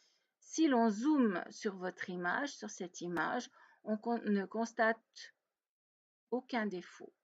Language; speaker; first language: French; native; French